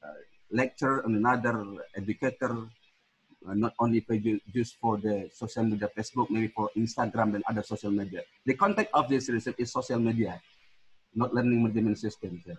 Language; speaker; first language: English; non-native, learner; Indonesian